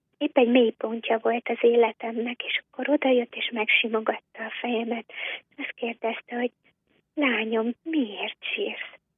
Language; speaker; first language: Hungarian; native; Hungarian